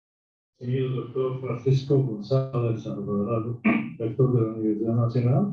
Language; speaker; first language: Spanish; non-native, fluent; Japanese